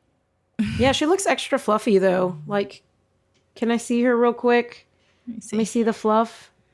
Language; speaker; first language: English; native; English